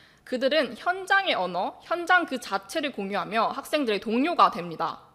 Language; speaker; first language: Korean; native; Korean